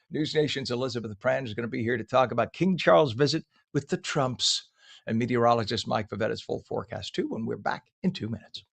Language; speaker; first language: English; native; English